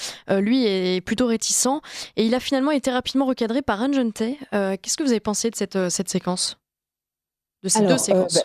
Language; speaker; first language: French; native; French